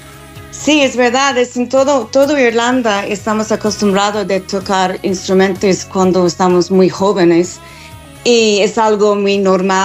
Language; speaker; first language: Spanish; non-native, fluent; English